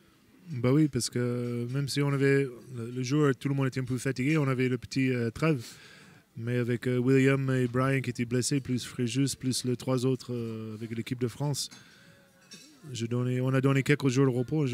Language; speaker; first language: French; non-native, fluent; English